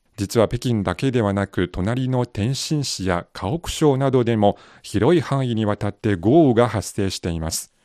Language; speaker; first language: Japanese; non-native, fluent; Chinese